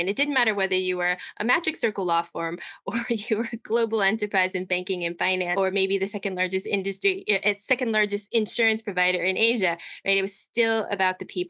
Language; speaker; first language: English; native; English